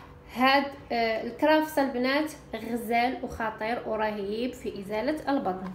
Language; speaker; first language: Arabic; native; Arabic